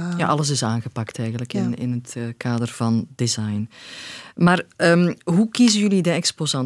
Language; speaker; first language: Dutch; native; Dutch